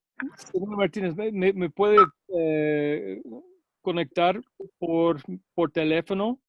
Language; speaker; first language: Spanish; non-native, fluent; English